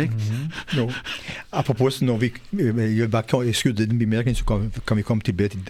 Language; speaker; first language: Danish; non-native, fluent; Hebrew